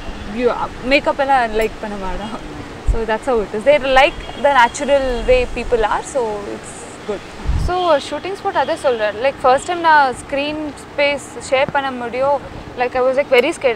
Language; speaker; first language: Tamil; non-native, learner; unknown